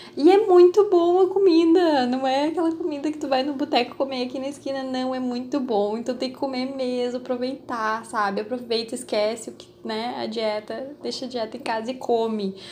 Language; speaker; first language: Portuguese; native; Portuguese